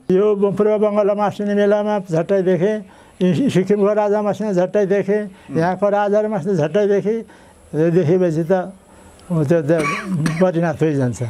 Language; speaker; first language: Nepali; non-native, local second language; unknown